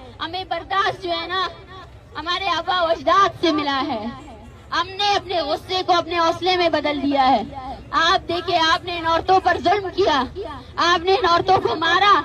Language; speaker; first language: Urdu; non-native, local second language; Baluchi